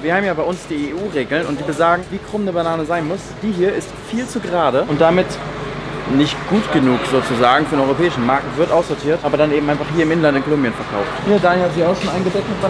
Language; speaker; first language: German; native; German